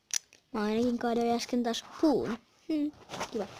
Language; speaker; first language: Finnish; native; Finnish